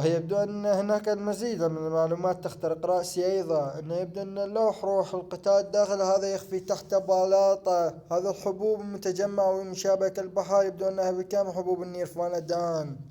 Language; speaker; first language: Arabic; native; Arabic